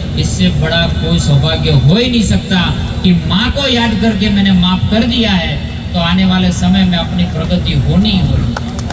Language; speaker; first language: Hindi; non-native, local second language; Gujarati